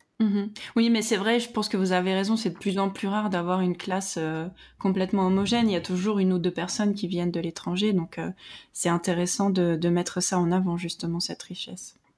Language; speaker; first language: French; native; French